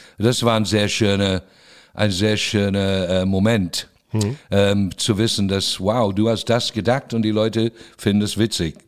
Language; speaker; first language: German; non-native, fluent; English